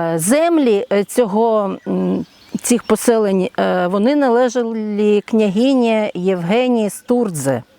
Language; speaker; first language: Ukrainian; native; Ukrainian